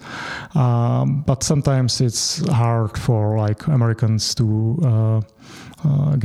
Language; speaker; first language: English; non-native, fluent; Czech